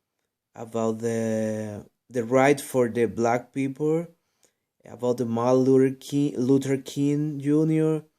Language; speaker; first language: English; non-native, learner; Spanish